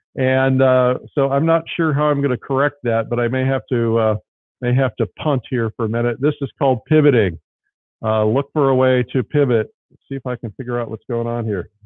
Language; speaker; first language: English; native; English